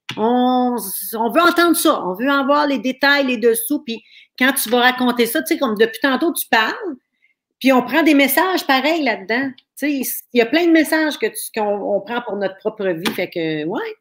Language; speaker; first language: French; native; French